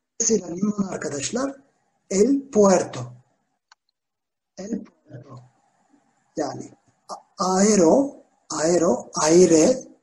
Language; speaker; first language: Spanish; non-native, fluent; Turkish